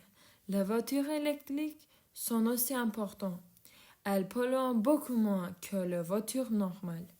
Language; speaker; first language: French; non-native, learner; Turkish